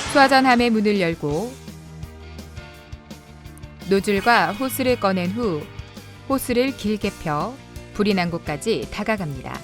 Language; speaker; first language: Korean; non-native, fluent; Vietnamese